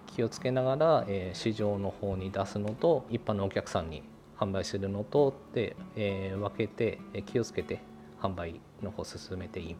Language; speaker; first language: Japanese; native; Japanese